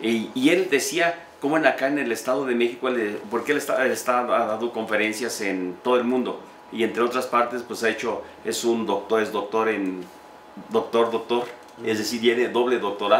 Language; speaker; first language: Spanish; native; Spanish